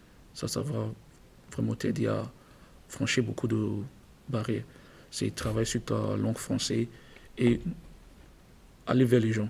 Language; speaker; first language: French; non-native, learner; English